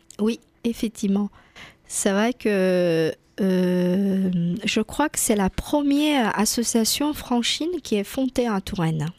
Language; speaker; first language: French; non-native, fluent; Chinese